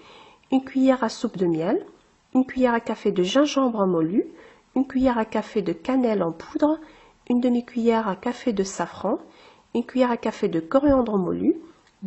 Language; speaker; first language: French; non-native, local second language; Arabic